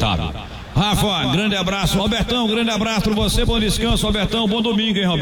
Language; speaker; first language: Portuguese; native; Portuguese